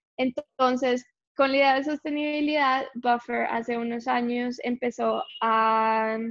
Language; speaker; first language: Spanish; early bilingual, heritage; English